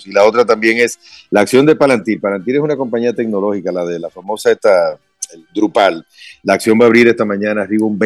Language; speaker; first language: Spanish; native; Spanish